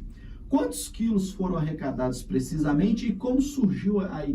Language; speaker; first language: Portuguese; native; Portuguese